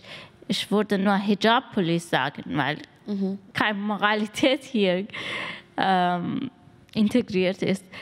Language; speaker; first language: German; non-native, learner; Persian